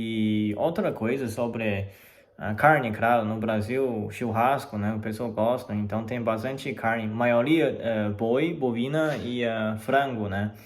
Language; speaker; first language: Portuguese; non-native, fluent; Chinese